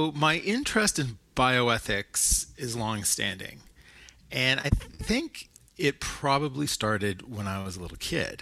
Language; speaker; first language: English; native; English